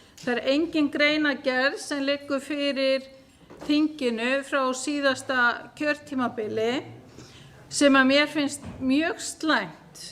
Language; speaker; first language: Icelandic; native; Icelandic